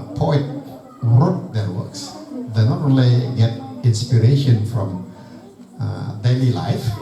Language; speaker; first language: English; non-native, fluent; Indonesian